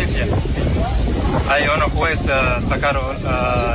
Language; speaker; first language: Spanish; non-native, learner; Arabic